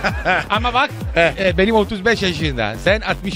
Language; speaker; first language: Turkish; non-native, learner; Italian